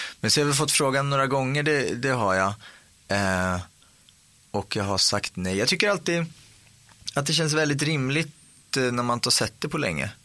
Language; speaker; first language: Swedish; native; Swedish